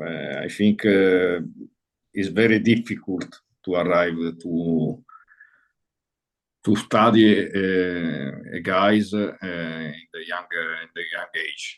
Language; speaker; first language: English; non-native, learner; Italian